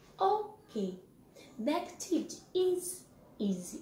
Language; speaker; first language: English; non-native, learner; Portuguese